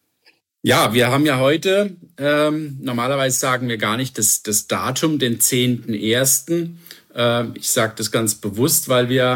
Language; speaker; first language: German; native; German